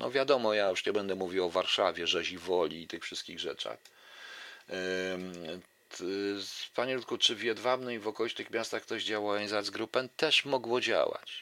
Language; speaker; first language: Polish; native; Polish